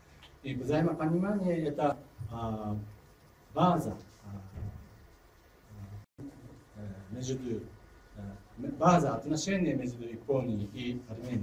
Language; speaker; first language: Russian; non-native, fluent; Japanese